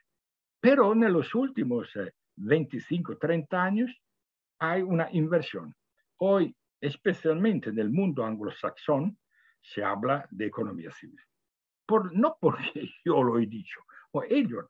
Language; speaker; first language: Spanish; non-native, fluent; Italian